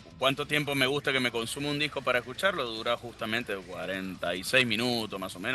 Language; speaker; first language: Spanish; native; Spanish